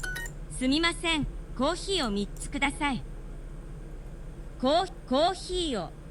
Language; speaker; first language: Japanese; non-native, learner; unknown